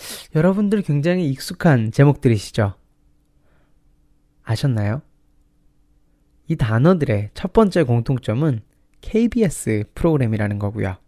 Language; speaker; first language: Korean; native; Korean